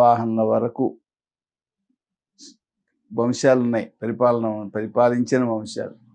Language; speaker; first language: Telugu; native; Telugu